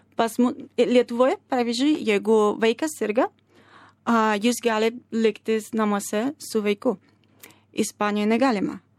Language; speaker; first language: Lithuanian; non-native, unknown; Spanish